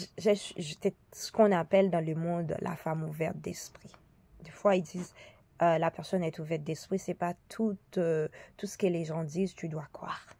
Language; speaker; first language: French; early bilingual, other home language; Haitian Creole